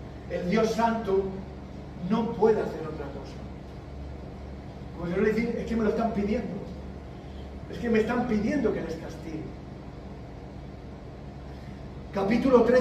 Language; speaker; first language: Spanish; native; Spanish